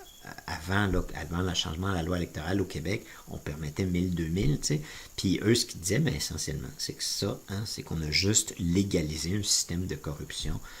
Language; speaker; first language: French; native; French